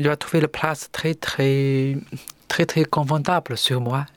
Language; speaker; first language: French; non-native, learner; Chinese